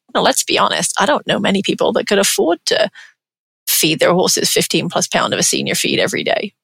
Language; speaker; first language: English; native; English